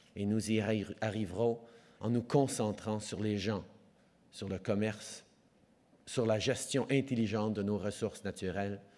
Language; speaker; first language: French; early bilingual, heritage; French